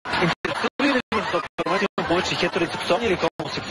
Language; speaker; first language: Bulgarian; native; Bulgarian